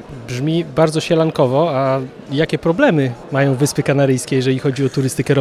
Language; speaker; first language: Polish; native; Polish